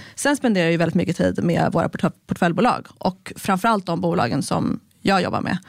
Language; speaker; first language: Swedish; early bilingual, other home language; French